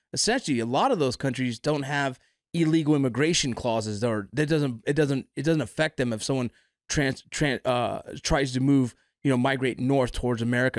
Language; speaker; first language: English; native; English